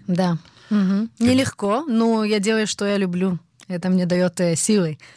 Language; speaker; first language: Russian; early bilingual, heritage; Hebrew